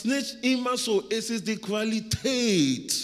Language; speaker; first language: German; non-native, learner; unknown